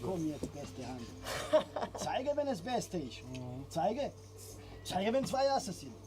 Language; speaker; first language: German; non-native, learner; Croatian